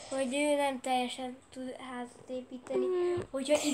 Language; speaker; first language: Hungarian; early bilingual, heritage; Hungarian